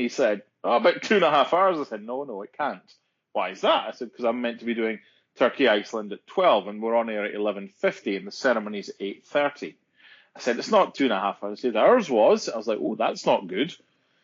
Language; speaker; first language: English; native; English